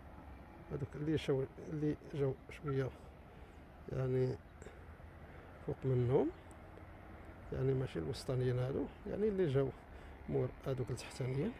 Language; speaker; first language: Arabic; native; Arabic